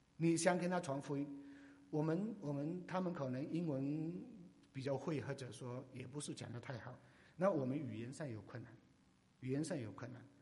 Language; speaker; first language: Chinese; non-native, local second language; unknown